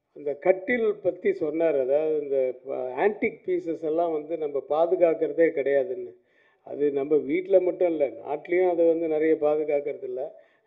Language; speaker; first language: Tamil; native; Tamil